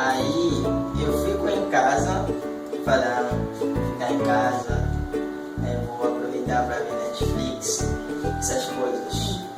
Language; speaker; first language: Portuguese; non-native, local second language; Haitian Creole